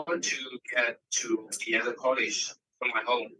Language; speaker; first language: English; non-native, learner; Vietnamese